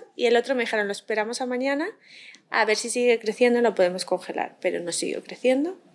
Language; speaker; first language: Spanish; native; Spanish